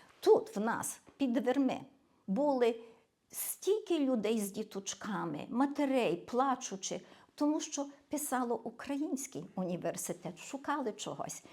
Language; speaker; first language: Ukrainian; early bilingual, heritage; Ukrainian